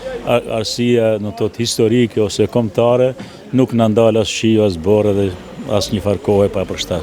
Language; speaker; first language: Albanian; native; Albanian